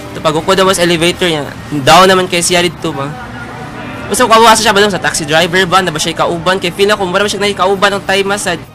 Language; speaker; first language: Cebuano; native; Cebuano